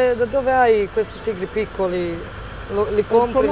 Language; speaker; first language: Italian; non-native, learner; Serbian